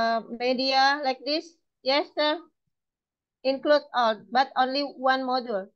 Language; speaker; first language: English; non-native, learner; Indonesian